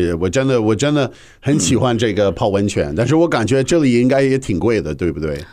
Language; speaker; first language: Chinese; non-native, fluent; English